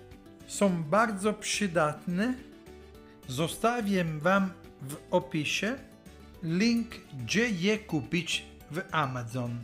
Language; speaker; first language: Polish; non-native, learner; Italian